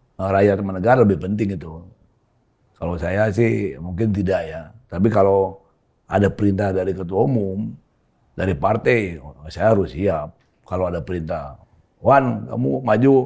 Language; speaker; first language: Indonesian; native; Indonesian